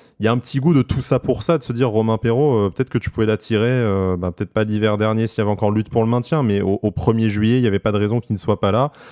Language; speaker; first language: French; native; French